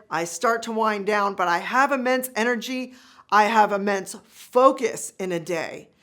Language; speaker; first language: English; native; English